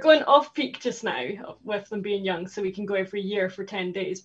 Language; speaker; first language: English; native; English